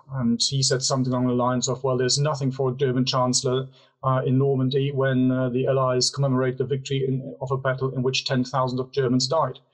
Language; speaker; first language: English; non-native, fluent; German